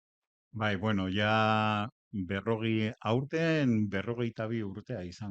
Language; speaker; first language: Basque; non-native, local second language; Spanish